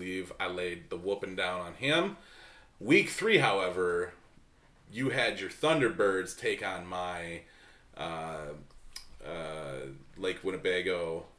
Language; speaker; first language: English; native; English